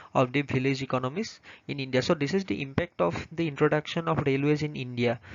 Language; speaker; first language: English; non-native, local second language; Assamese